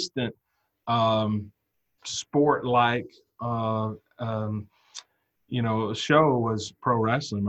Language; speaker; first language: English; native; English